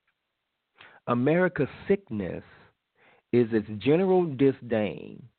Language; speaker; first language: English; native; English